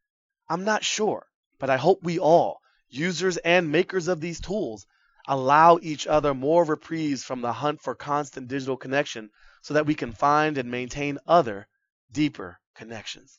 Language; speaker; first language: English; native; English